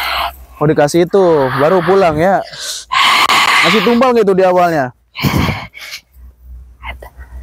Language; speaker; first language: Indonesian; non-native, local second language; Sundanese